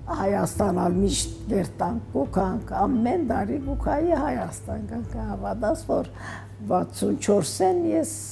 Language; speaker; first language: Armenian; early bilingual, heritage; Armenian